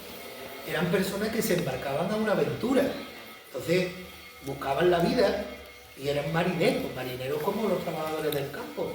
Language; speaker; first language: Spanish; native; Spanish